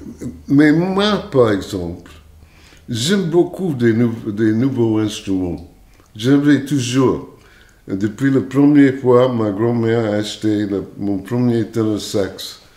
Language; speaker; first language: French; non-native, fluent; English